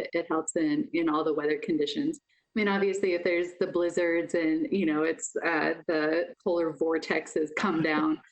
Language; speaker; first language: English; native; English